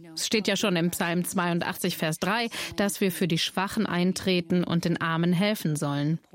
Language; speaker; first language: German; non-native, fluent; English